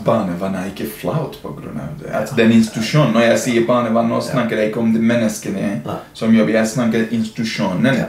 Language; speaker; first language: Norwegian; non-native, fluent; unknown